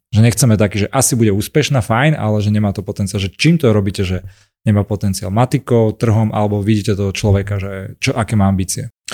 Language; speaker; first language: Slovak; native; Slovak